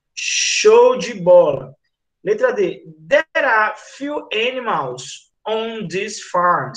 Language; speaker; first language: English; non-native, fluent; Portuguese